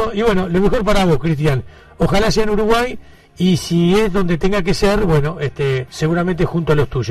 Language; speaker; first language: Spanish; native; Spanish